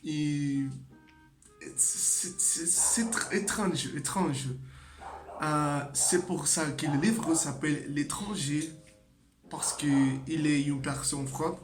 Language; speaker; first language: French; non-native, learner; Spanish